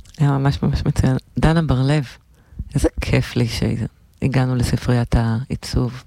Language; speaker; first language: Hebrew; native; Hebrew